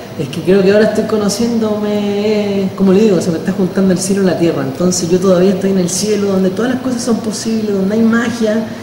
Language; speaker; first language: Spanish; native; Spanish